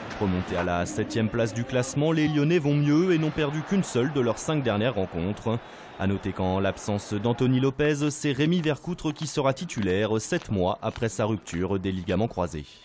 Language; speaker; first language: French; native; French